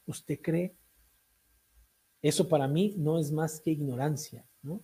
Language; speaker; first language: Spanish; native; Spanish